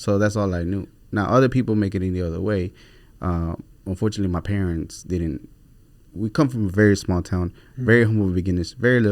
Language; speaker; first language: English; early bilingual, other home language; Spanish